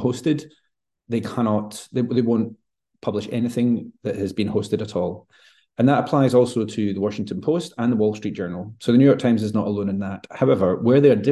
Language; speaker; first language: English; native; English